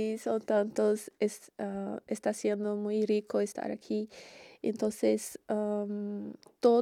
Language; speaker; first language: Spanish; non-native, learner; Portuguese